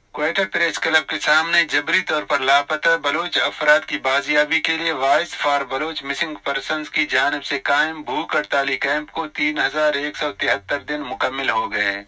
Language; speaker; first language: Urdu; non-native, local second language; Baluchi